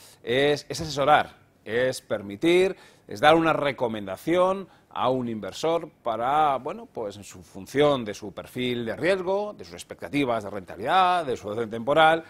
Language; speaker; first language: Spanish; native; Spanish